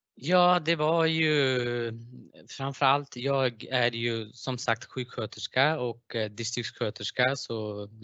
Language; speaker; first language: Swedish; non-native, fluent; Nepali